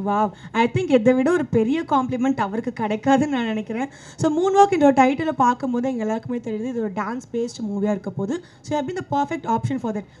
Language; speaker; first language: Tamil; native; Tamil